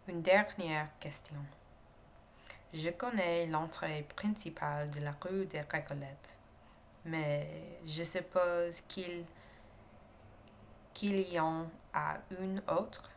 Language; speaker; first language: French; non-native, learner; English